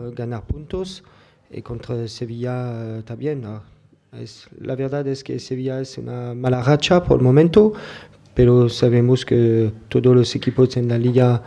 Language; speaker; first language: Spanish; non-native, fluent; French